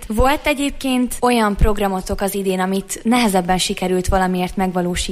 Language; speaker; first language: Hungarian; native; Hungarian